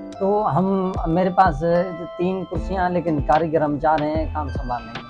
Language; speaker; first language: Urdu; non-native, local second language; Sindhi